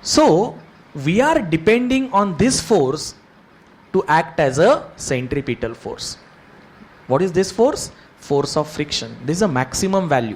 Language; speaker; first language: English; non-native, local second language; Marathi